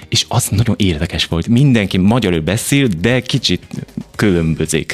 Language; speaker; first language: Hungarian; non-native, fluent; Japanese